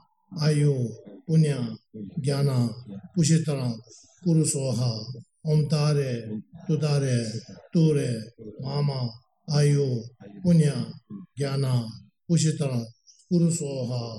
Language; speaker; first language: Russian; non-native, learner; Tibetan